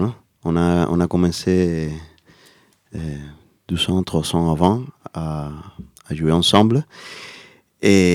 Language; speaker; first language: French; non-native, learner; Spanish